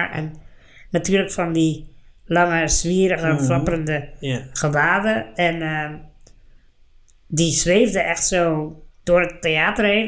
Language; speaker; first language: Dutch; native; Dutch